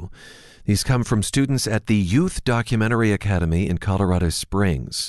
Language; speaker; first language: English; native; English